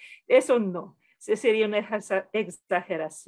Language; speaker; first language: Spanish; non-native, fluent; English